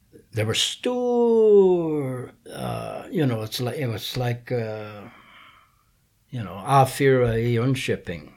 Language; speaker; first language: English; native; English